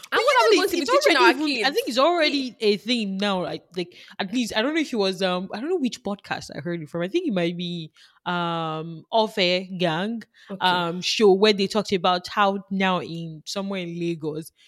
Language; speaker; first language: English; non-native, local second language; Yoruba